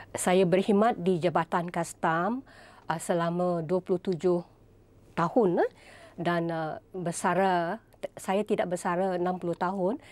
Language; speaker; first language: Malay; non-native, local second language; Iban